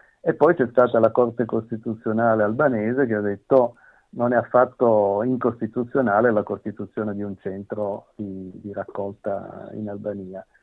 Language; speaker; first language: Italian; native; Italian